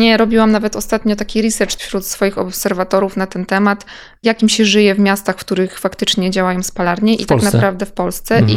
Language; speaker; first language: Polish; native; Polish